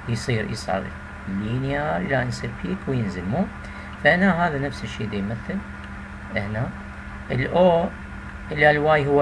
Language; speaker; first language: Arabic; native; Arabic